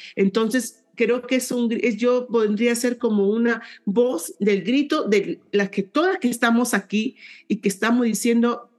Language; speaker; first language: Spanish; native; Spanish